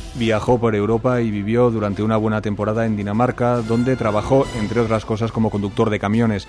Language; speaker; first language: Spanish; native; Spanish